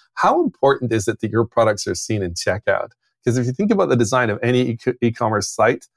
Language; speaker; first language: English; native; English